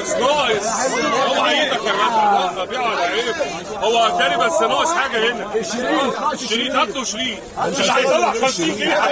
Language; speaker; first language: Arabic; native; Arabic